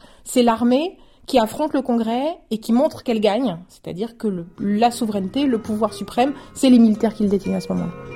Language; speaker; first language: French; native; French